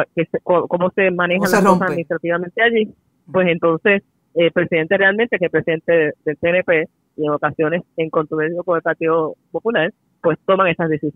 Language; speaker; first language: Spanish; native; Spanish